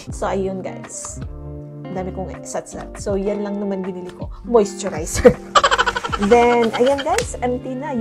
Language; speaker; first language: Filipino; non-native, local second language; Cebuano